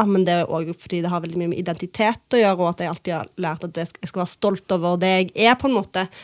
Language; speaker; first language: Norwegian; early bilingual, other home language; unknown